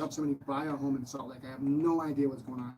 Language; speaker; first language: English; native; English